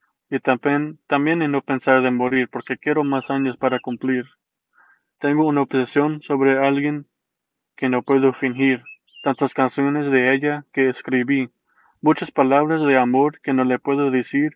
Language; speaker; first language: Spanish; early bilingual, heritage; Spanish